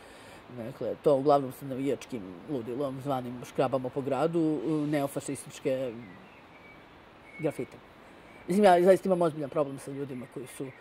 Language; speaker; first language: Serbian; native; Serbian